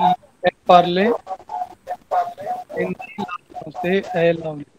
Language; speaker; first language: French; non-native, learner; Hindi